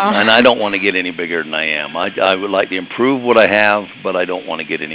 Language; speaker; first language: English; native; English